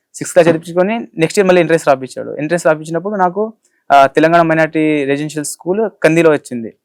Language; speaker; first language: Telugu; non-native, local second language; Lambadi